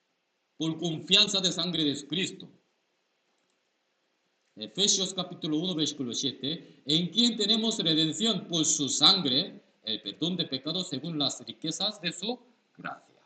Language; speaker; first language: Spanish; non-native, learner; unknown